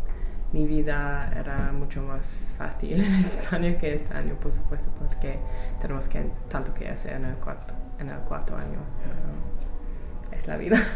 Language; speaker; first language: Spanish; non-native, learner; English